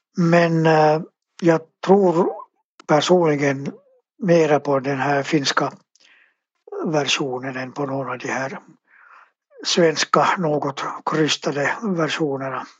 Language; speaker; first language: Swedish; native; Swedish